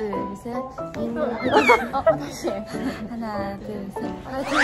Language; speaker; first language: Korean; non-native, fluent; Thai